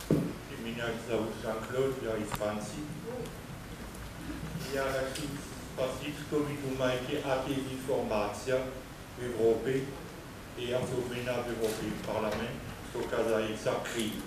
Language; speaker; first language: Russian; non-native, fluent; French